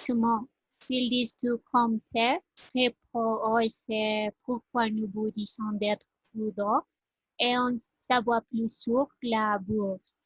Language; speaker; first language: French; non-native, learner; Spanish